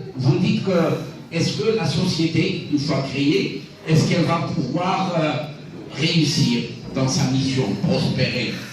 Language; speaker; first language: French; non-native, local second language; Arabic